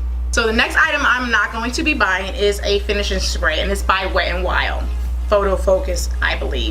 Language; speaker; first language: English; native; English